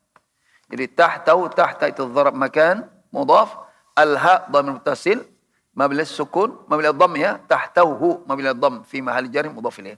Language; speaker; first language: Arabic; non-native, fluent; Indonesian